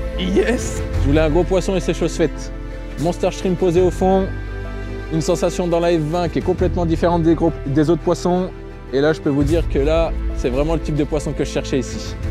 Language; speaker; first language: French; native; French